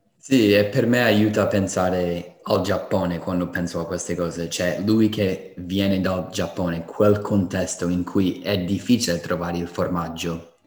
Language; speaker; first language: Italian; non-native, fluent; English